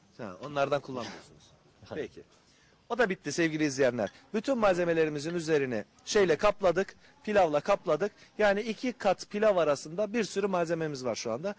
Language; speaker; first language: Turkish; native; Turkish